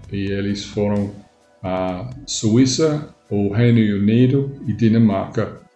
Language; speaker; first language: Portuguese; non-native, fluent; English